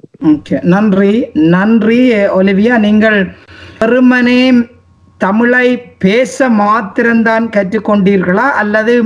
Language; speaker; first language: Tamil; native; Tamil